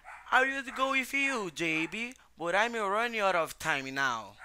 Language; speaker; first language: English; non-native, learner; Portuguese